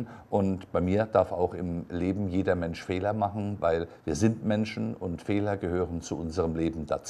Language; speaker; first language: German; native; German